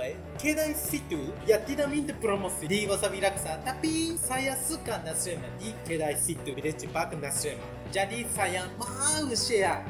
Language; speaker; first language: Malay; non-native, learner; Japanese